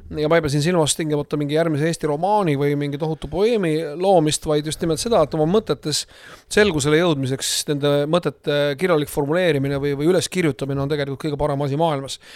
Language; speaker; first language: Estonian; native; Estonian